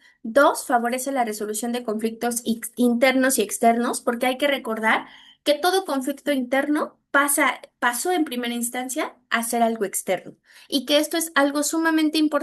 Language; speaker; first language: Spanish; native; Spanish